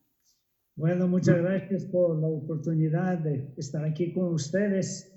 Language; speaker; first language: Spanish; non-native, fluent; English